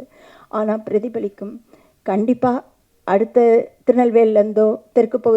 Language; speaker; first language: Tamil; native; Tamil